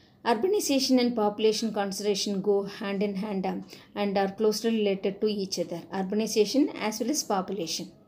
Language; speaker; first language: English; non-native, local second language; Tamil